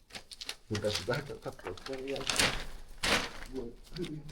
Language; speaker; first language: Finnish; native; Finnish